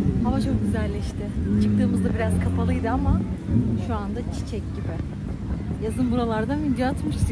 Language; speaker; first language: Turkish; native; Turkish